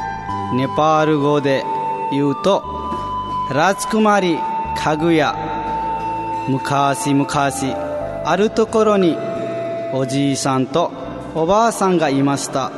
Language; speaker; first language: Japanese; non-native, fluent; Nepali